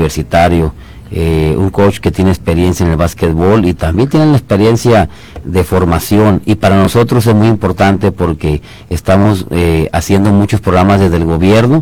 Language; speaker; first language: Spanish; native; Spanish